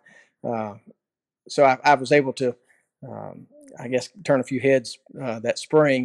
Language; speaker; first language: English; native; English